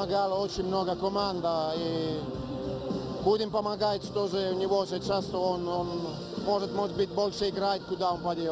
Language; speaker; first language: Russian; non-native, learner; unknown